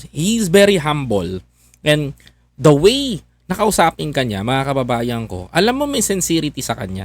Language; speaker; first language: Filipino; native; Filipino